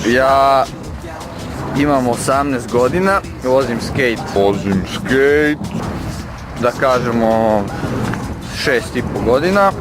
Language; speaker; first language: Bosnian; early bilingual, heritage; Italian